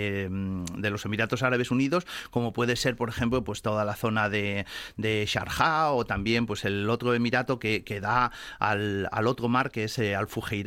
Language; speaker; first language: Spanish; native; Spanish